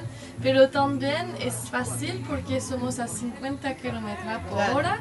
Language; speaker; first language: Spanish; non-native, learner; French